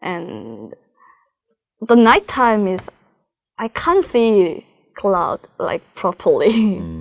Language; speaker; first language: English; non-native, learner; Korean